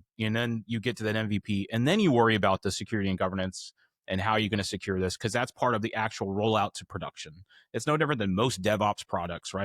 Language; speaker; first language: English; native; English